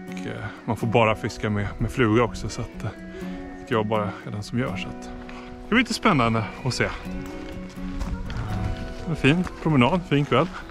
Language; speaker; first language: Swedish; native; Swedish